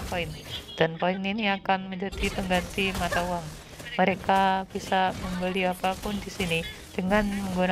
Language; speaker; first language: Indonesian; native; Indonesian